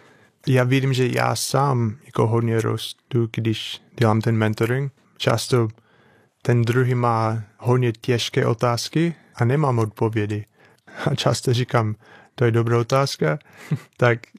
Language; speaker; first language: Czech; non-native, fluent; English